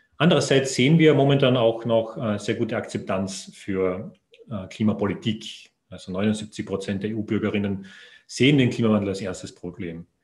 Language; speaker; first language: German; native; German